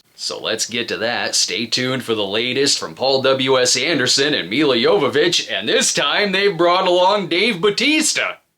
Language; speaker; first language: English; native; English